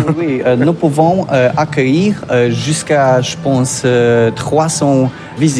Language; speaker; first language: French; non-native, learner; Polish